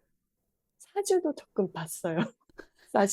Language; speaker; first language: Korean; non-native, fluent; Japanese